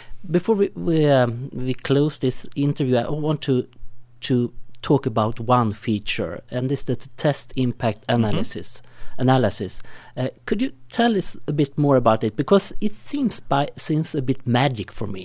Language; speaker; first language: English; non-native, fluent; Swedish